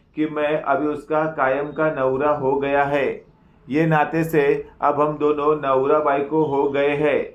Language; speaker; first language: Hindi; non-native, local second language; Marathi